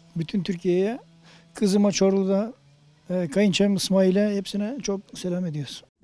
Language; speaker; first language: Turkish; native; Turkish